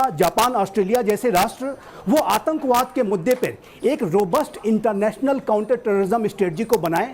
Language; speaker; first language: Hindi; native; Hindi